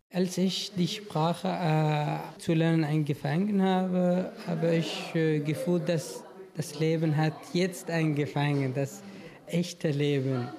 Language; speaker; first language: German; non-native, fluent; Arabic